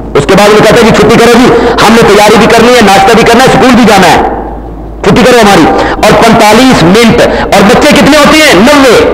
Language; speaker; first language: Urdu; non-native, local second language; Punjabi